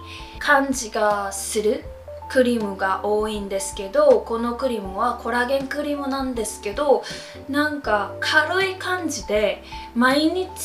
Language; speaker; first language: Japanese; non-native, fluent; Korean